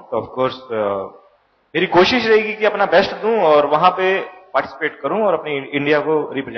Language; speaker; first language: Hindi; native; Hindi